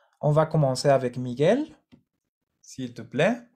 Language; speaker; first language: French; non-native, fluent; Spanish